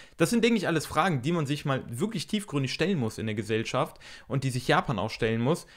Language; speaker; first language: German; native; German